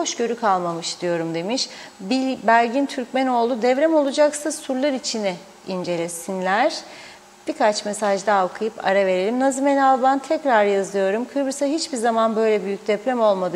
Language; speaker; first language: Turkish; native; Turkish